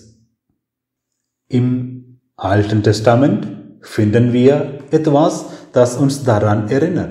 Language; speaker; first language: German; non-native, fluent; Malayalam